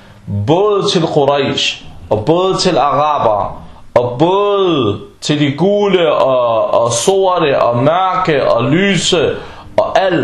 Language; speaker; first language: Danish; non-native, fluent; Arabic